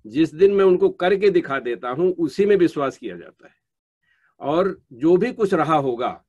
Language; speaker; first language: Hindi; native; Hindi